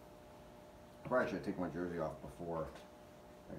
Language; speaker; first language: English; native; English